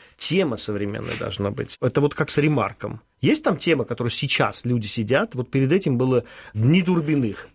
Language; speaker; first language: Russian; early bilingual, other home language; Armenian